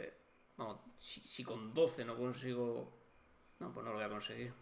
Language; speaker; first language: Spanish; native; Spanish